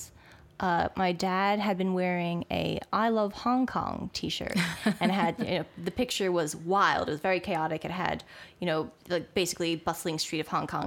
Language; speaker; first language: English; native; English